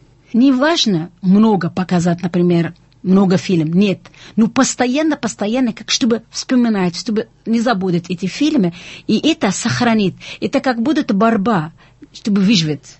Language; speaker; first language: Russian; non-native, fluent; Arabic